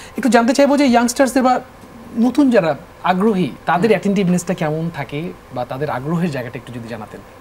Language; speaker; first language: Bangla; native; Bangla